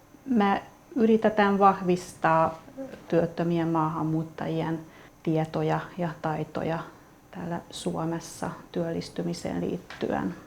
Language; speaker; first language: Finnish; non-native, fluent; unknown